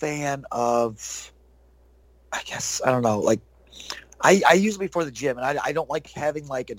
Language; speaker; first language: English; native; English